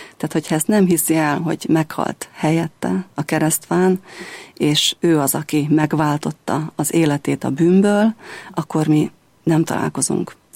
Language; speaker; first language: Hungarian; native; Hungarian